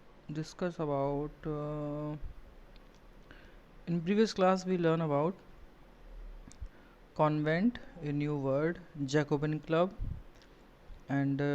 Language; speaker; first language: English; non-native, local second language; Hindi